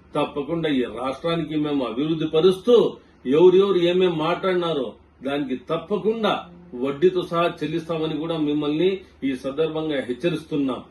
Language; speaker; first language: Telugu; non-native, local second language; Urdu